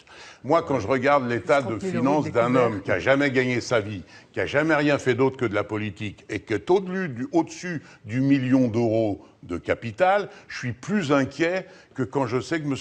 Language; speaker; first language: French; native; French